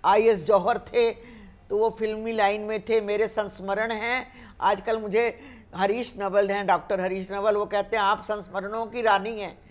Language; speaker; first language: Hindi; native; Hindi